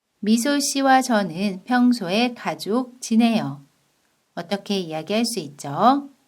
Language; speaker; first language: Korean; native; Korean